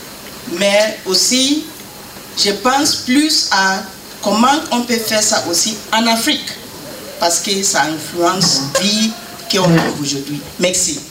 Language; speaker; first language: French; non-native, learner; English